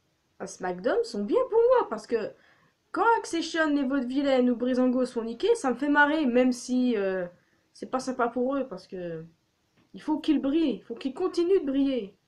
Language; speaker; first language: French; native; French